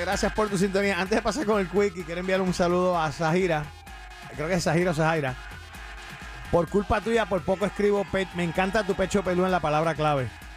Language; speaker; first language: Spanish; early bilingual, heritage; Spanish